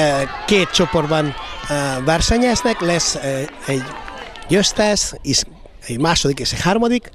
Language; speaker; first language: Hungarian; non-native, fluent; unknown